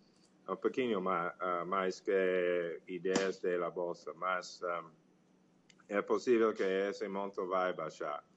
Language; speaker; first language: Portuguese; non-native, fluent; English